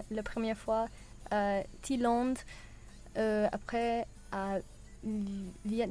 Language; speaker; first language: French; non-native, learner; English